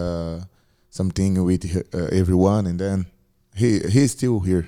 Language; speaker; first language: English; non-native, learner; Portuguese